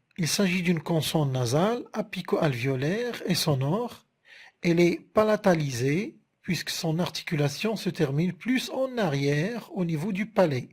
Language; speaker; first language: French; non-native, local second language; Arabic